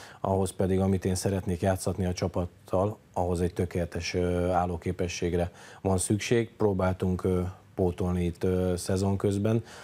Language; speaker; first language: Hungarian; native; Hungarian